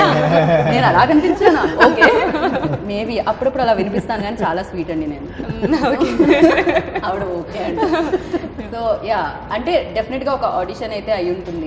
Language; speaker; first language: Telugu; native; Telugu